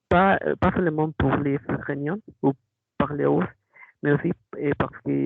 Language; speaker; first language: French; non-native, learner; Spanish